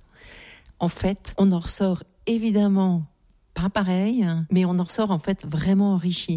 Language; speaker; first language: French; native; French